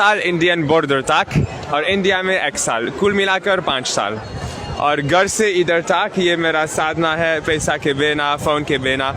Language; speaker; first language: Hindi; non-native, learner; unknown